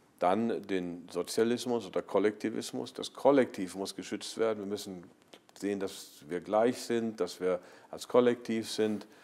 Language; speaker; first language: German; native; German